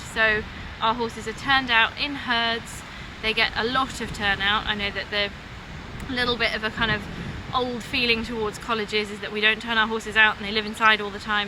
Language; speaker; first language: English; native; English